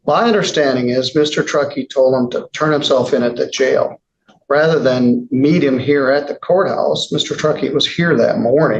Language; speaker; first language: English; native; English